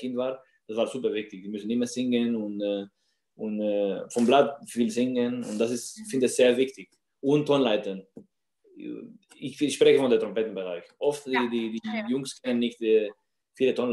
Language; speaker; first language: German; non-native, fluent; Spanish